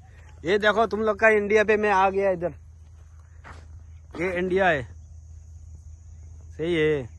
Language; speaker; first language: Hindi; non-native, learner; Bangla